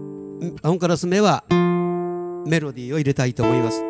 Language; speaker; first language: Japanese; native; Japanese